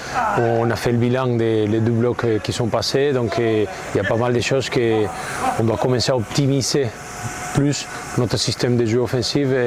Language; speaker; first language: French; non-native, fluent; Spanish